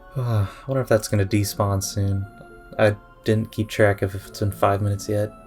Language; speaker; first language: English; native; English